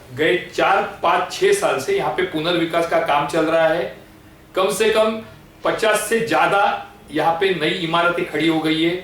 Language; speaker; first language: Hindi; non-native, local second language; Marathi